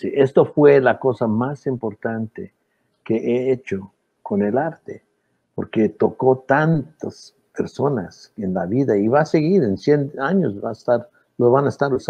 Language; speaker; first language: Spanish; early bilingual, heritage; Spanish